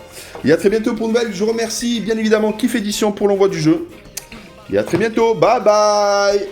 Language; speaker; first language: French; native; French